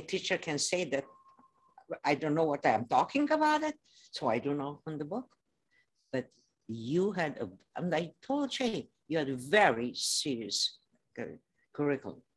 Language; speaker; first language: English; non-native, fluent; Romanian